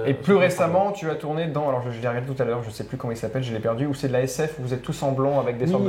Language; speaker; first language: French; native; French